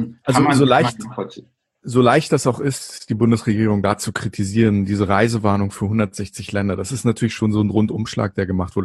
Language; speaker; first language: German; native; German